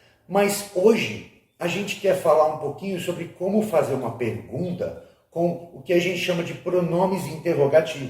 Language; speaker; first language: Portuguese; non-native, fluent; English